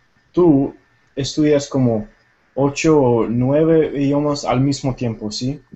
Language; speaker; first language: Spanish; non-native, fluent; Tamil